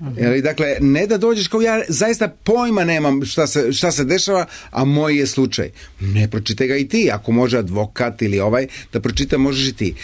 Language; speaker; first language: Serbian; native; Serbian